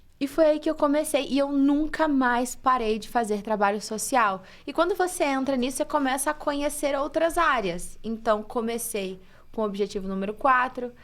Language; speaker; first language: Portuguese; early bilingual, heritage; English